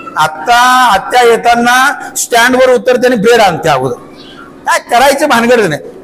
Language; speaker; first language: Marathi; non-native, local second language; Kannada